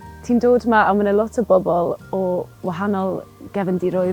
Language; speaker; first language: Welsh; native; Welsh